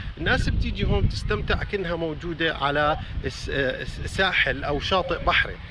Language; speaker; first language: Arabic; native; Arabic